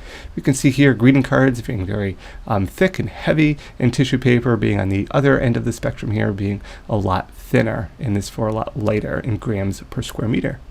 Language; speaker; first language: English; native; English